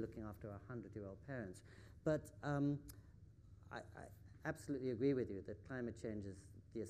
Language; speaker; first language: English; native; English